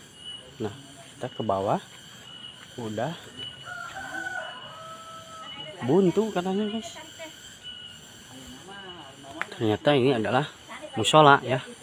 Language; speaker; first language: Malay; non-native, local second language; Sundanese